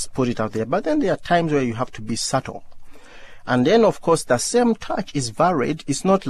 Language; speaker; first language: English; non-native, local second language; Ganda